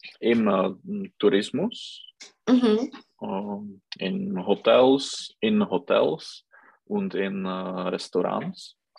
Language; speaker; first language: German; non-native, learner; Czech